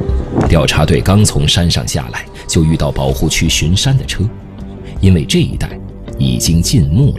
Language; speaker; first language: Chinese; native; Chinese